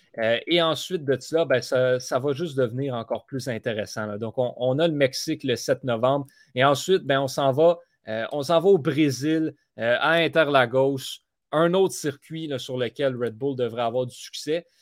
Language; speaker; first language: French; native; French